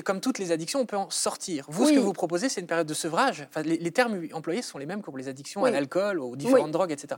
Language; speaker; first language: French; native; French